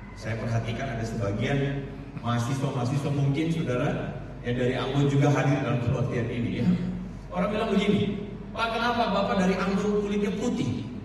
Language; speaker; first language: Indonesian; native; Indonesian